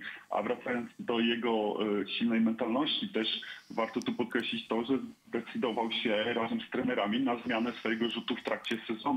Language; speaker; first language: Polish; native; Polish